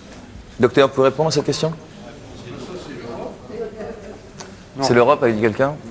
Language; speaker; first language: French; native; French